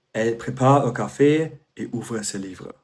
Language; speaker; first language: French; non-native, fluent; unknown